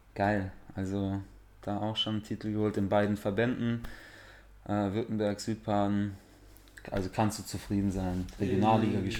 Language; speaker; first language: German; native; German